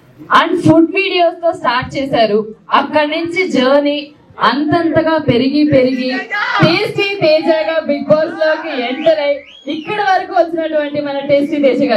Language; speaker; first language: Telugu; native; Telugu